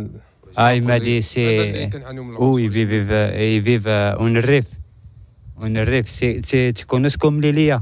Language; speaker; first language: Spanish; non-native, learner; Arabic